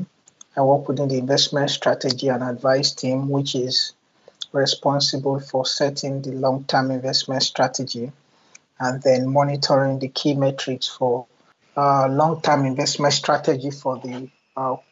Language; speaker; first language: English; non-native, local second language; Yoruba